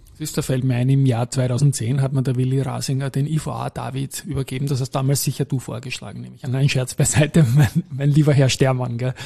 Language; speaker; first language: German; native; German